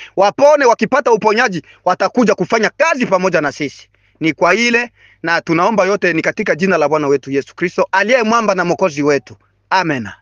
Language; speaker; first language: Swahili; non-native, local second language; Bembe